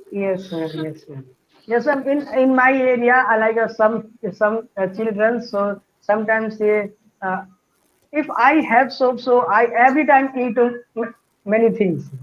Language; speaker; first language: English; non-native, learner; Hindi